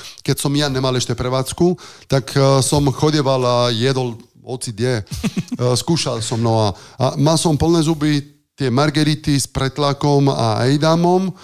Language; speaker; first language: Slovak; non-native, fluent; Italian